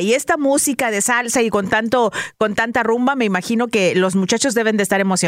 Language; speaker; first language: Spanish; native; Spanish